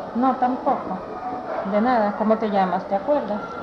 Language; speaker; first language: Spanish; native; Spanish